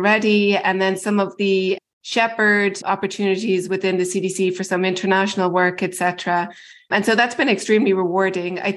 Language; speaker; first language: English; native; English